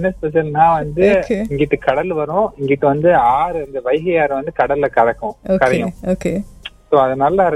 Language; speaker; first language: Tamil; native; Tamil